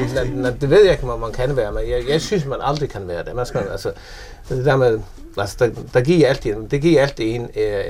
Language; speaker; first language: Danish; non-native, local second language; Faroese